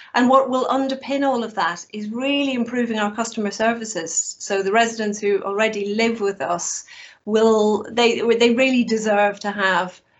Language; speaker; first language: English; native; English